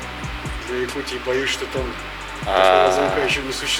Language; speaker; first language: Russian; native; Russian